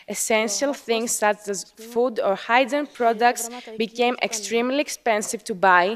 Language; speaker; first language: English; non-native, fluent; Arabic